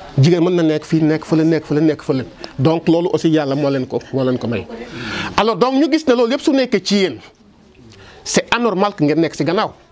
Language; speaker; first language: Wolof; non-native, local second language; Serer